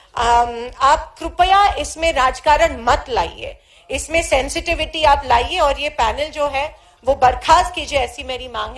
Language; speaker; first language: Hindi; non-native, local second language; Marathi